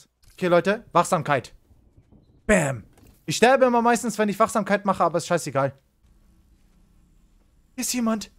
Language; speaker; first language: German; native; German